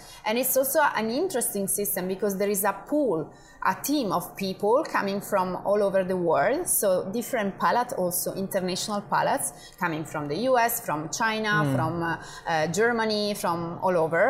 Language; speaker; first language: English; non-native, fluent; Italian